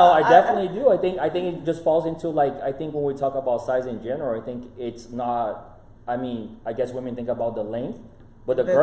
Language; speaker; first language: English; non-native, fluent; Portuguese